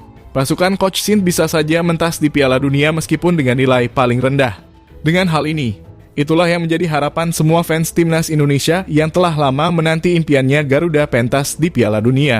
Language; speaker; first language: Indonesian; native; Indonesian